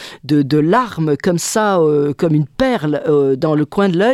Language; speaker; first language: French; native; French